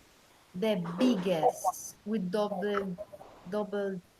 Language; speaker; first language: English; non-native, learner; Spanish